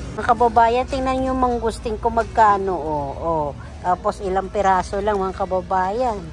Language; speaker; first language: Filipino; native; Filipino